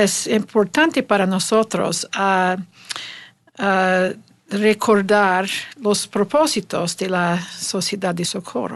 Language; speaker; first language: Spanish; non-native, learner; English